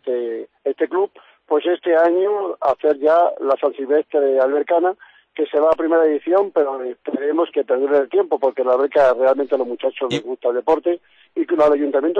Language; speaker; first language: Spanish; native; Spanish